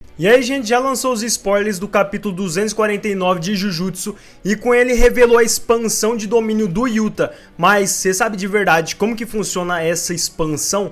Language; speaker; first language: Portuguese; native; Portuguese